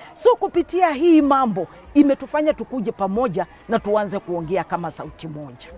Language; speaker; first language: Swahili; non-native, local second language; Kamba